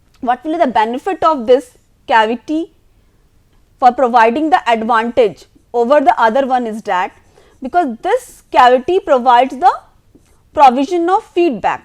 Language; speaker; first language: English; non-native, local second language; Hindi